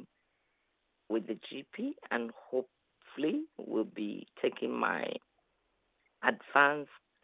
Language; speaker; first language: English; non-native, local second language; Igbo